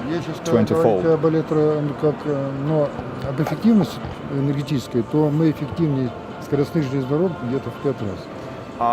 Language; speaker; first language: Russian; native; Russian